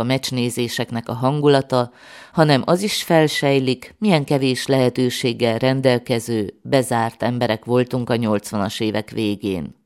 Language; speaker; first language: Hungarian; native; Hungarian